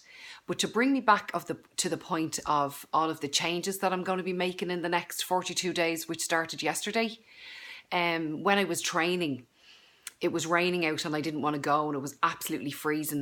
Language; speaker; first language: English; native; English